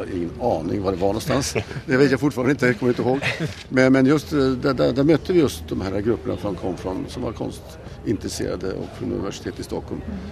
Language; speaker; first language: Swedish; native; Swedish